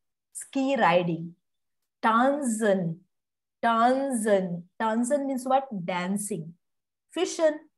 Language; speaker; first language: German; non-native, fluent; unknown